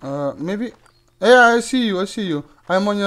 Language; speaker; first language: English; non-native, fluent; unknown